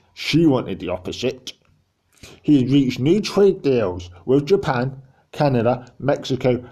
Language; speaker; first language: English; native; English